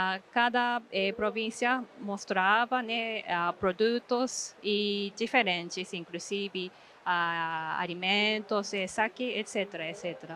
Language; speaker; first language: Portuguese; non-native, fluent; Japanese